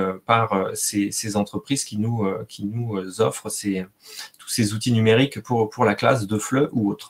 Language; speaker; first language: French; native; French